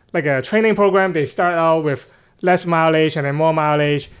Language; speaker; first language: English; non-native, local second language; Cantonese